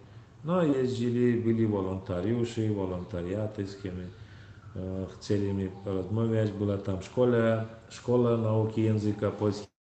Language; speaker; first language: Polish; non-native, learner; Turkmen